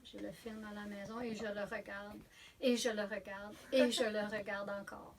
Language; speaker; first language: French; native; French